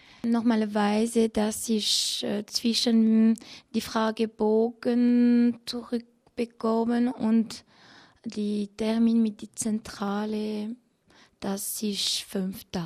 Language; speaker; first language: German; non-native, learner; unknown